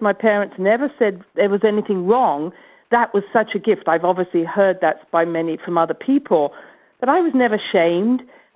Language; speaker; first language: English; native; English